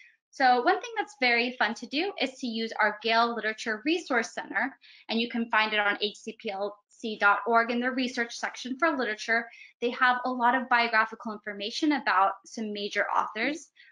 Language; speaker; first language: English; native; English